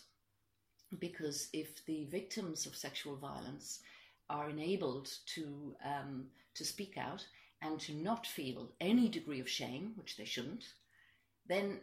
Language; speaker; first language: English; native; English